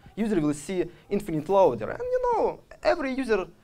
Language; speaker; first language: English; non-native, fluent; Russian